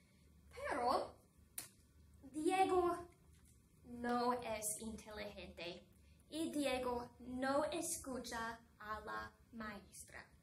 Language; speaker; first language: Spanish; non-native, fluent; English